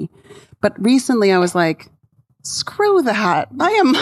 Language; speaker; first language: English; native; English